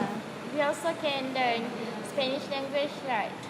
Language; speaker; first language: English; non-native, learner; Malay